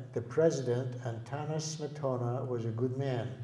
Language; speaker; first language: English; early bilingual, other home language; Lithuanian